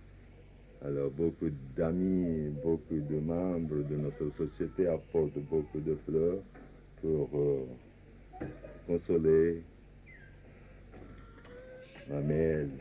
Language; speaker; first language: French; non-native, fluent; Japanese